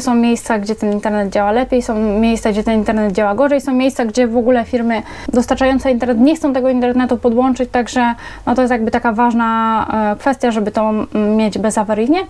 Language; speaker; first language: Polish; native; Polish